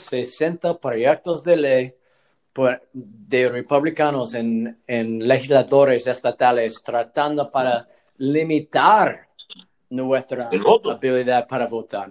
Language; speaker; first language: Spanish; non-native, learner; English